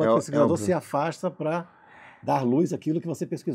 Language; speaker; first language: Portuguese; native; Portuguese